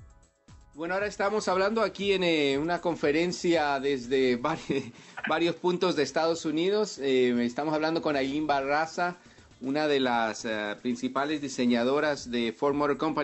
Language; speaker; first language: Spanish; native; Spanish